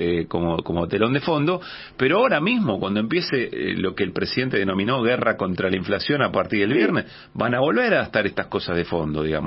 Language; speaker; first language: Spanish; native; Spanish